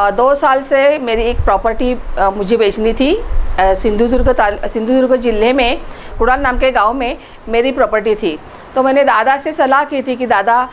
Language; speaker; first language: Hindi; non-native, local second language; Marathi